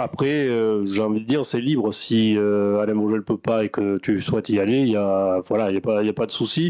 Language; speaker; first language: French; native; French